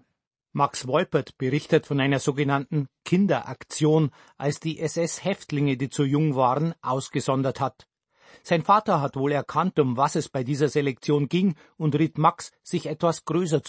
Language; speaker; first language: German; native; German